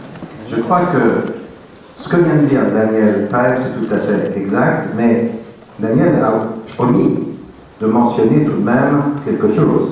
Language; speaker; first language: French; native; French